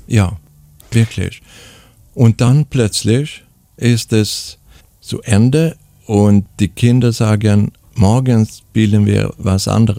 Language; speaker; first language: German; non-native, fluent; Swedish